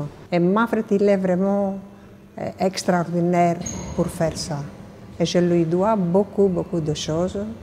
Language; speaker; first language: French; non-native, fluent; Greek